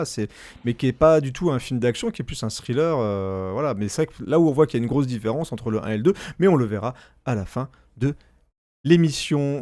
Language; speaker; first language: French; native; French